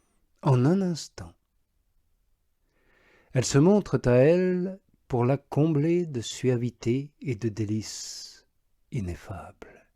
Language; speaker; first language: French; native; French